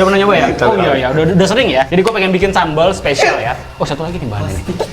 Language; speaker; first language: Indonesian; native; Indonesian